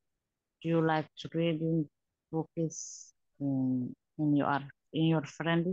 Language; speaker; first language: English; non-native, learner; Somali